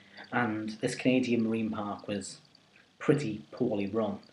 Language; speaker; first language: English; native; English